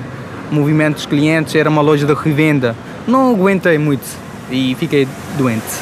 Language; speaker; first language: Portuguese; non-native, fluent; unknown